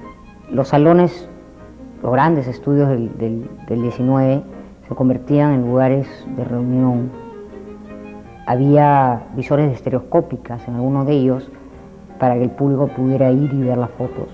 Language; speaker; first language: Spanish; native; Spanish